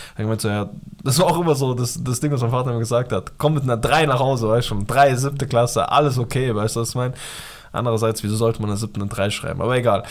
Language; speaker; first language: German; early bilingual, other home language; Pashto